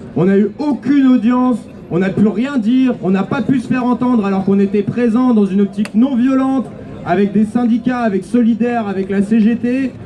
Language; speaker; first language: French; native; French